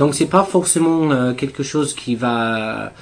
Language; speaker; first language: French; non-native, learner; English